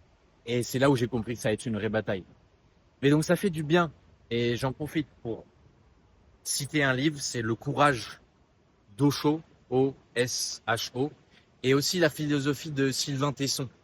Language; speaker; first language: French; native; French